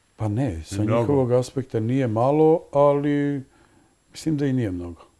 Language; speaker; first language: Serbian; native; Serbian